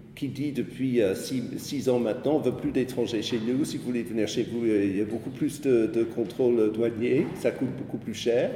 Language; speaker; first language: French; non-native, fluent; English